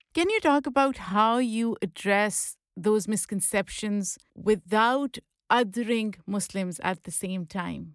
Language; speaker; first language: English; non-native, local second language; Pashto